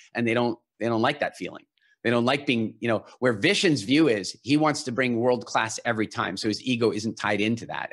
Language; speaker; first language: English; native; English